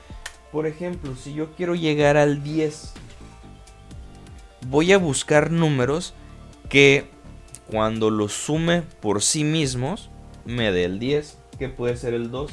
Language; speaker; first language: Spanish; native; Spanish